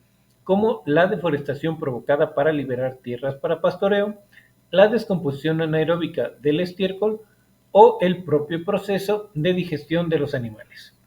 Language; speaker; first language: Spanish; native; Spanish